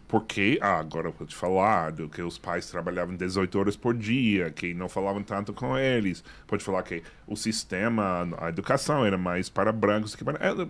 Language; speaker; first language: Portuguese; non-native, fluent; English